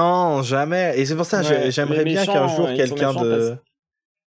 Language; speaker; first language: French; native; French